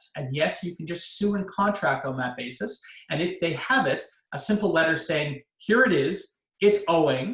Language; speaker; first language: English; native; English